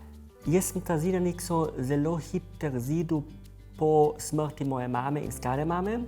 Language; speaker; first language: Slovenian; early bilingual, heritage; German